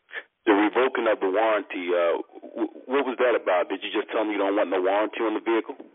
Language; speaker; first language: English; native; English